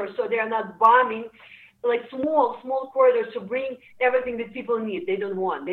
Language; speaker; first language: English; non-native, fluent; Ukrainian